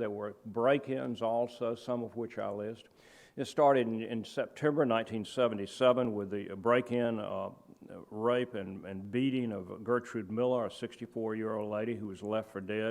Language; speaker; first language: English; native; English